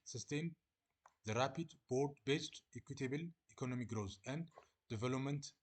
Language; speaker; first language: English; non-native, local second language; Amharic